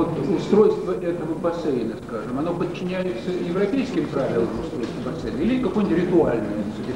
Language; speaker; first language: Russian; native; Russian